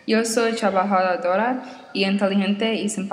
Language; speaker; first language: Spanish; non-native, learner; English